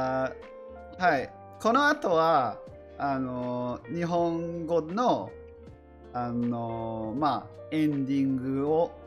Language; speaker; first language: Japanese; non-native, learner; English